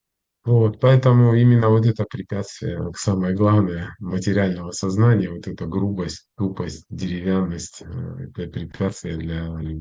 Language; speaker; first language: Russian; native; Russian